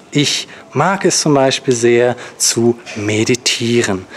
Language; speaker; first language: German; native; German